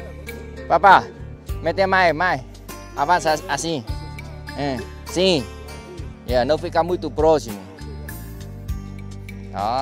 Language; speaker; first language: Portuguese; non-native, learner; Vietnamese